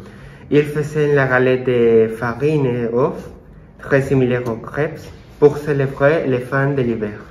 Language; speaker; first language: French; non-native, learner; Spanish